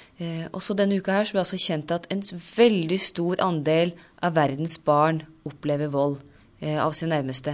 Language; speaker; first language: Norwegian; native; Norwegian